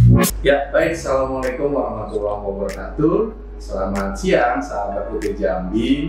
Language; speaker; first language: Indonesian; native; Indonesian